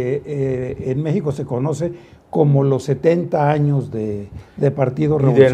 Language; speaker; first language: Spanish; native; Spanish